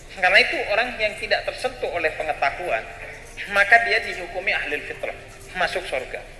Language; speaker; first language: Indonesian; non-native, local second language; Madurese